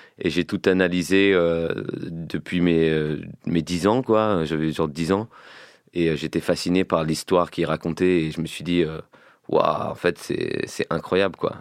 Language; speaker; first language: French; early bilingual, heritage; French